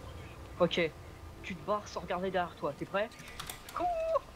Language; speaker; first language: French; native; French